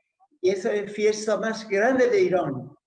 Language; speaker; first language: Spanish; non-native, fluent; Persian